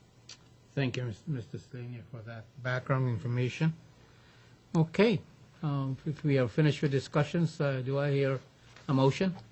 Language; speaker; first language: English; native; English